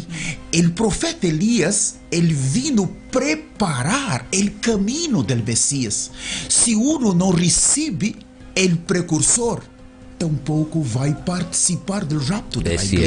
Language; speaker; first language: Spanish; non-native, learner; Portuguese